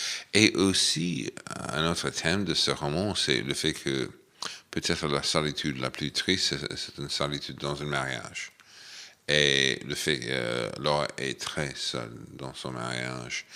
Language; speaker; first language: French; non-native, fluent; English